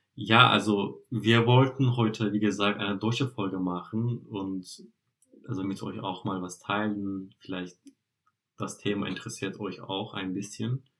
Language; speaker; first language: German; non-native, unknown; Turkish